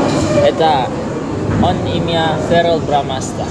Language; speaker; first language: Russian; non-native, learner; Indonesian